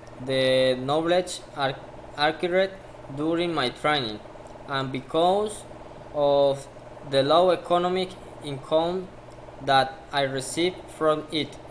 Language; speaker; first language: English; non-native, learner; Spanish